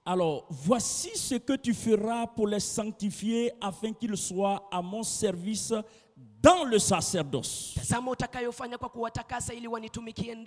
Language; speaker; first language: French; non-native, local second language; Swahili